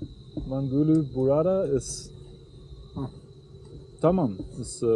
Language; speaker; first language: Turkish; non-native, learner; German